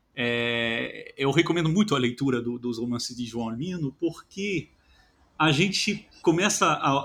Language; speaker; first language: Portuguese; non-native, fluent; French